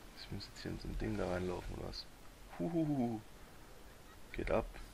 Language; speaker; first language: German; native; German